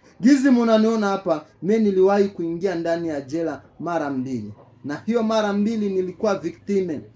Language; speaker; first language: Swahili; native; Swahili